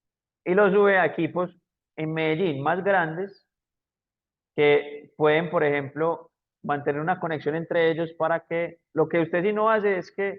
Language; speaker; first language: Spanish; native; Spanish